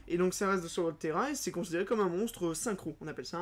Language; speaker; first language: French; native; French